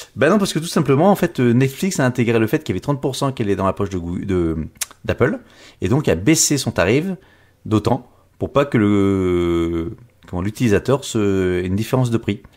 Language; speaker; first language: French; native; French